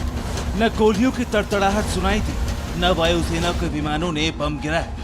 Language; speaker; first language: Hindi; native; Hindi